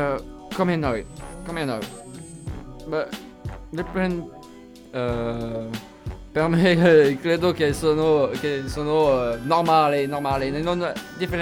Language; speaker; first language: Italian; non-native, learner; French